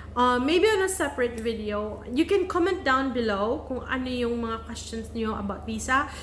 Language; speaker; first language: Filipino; non-native, local second language; Cebuano